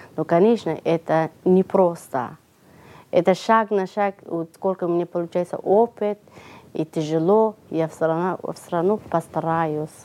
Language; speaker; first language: Russian; non-native, learner; Persian